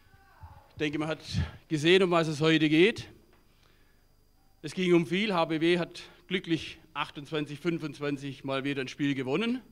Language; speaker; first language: German; native; German